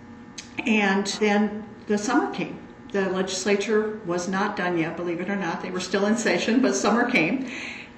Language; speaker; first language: English; native; English